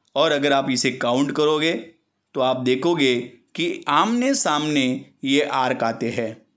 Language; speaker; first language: Hindi; non-native, local second language; Marathi